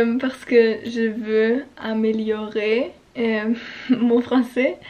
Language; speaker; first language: French; non-native, learner; German